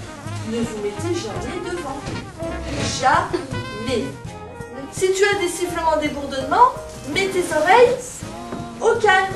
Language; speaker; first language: French; native; French